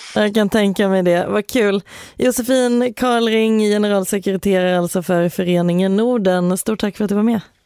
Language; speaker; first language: Swedish; native; Swedish